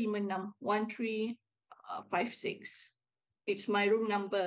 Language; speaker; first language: English; non-native, local second language; Malay